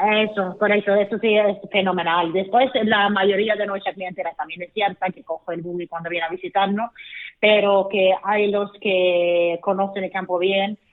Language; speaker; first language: Spanish; non-native, fluent; Swedish